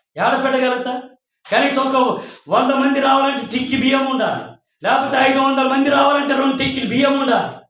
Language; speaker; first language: Telugu; non-native, local second language; Koya